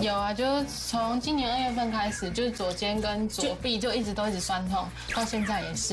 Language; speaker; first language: Chinese; native; Chinese